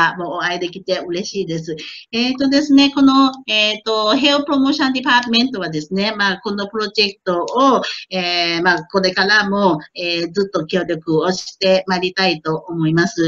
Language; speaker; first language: Japanese; non-native, fluent; Thai